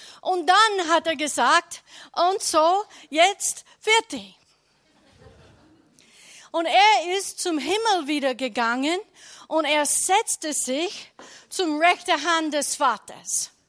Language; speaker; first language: German; non-native, learner; English